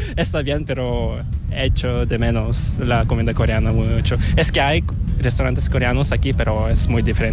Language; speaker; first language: Spanish; non-native, fluent; Korean